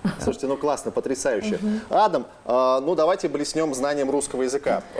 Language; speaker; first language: Russian; native; Russian